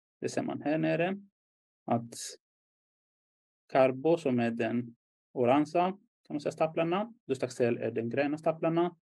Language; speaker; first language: Swedish; non-native, fluent; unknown